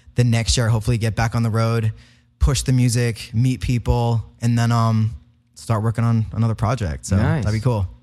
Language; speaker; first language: English; native; English